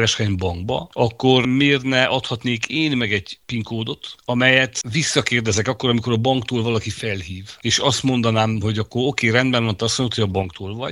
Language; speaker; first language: Hungarian; native; Hungarian